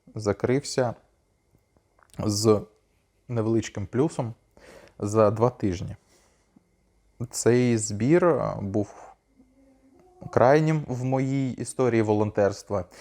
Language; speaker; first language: Ukrainian; non-native, local second language; Russian